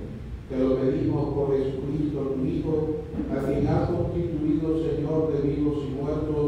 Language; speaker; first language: Spanish; native; Spanish